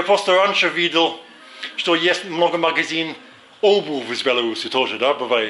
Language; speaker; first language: Russian; non-native, fluent; English